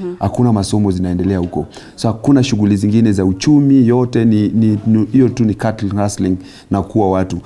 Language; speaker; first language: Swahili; non-native, local second language; Luo (Kenya and Tanzania)